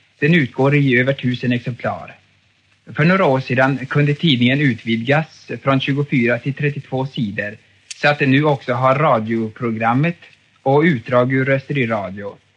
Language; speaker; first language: Swedish; native; Swedish